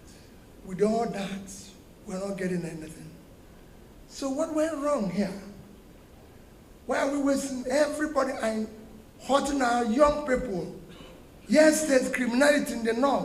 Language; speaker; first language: English; non-native, local second language; Igbo